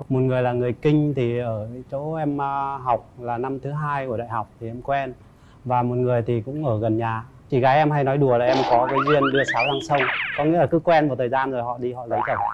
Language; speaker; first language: Vietnamese; non-native, local second language; Muong